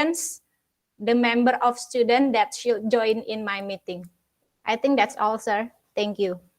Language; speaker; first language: English; non-native, learner; Indonesian